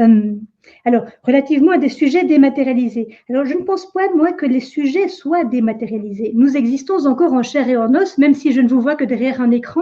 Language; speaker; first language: French; native; French